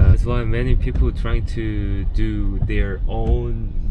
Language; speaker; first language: English; non-native, learner; Korean